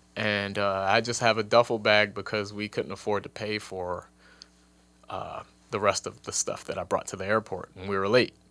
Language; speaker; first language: English; native; English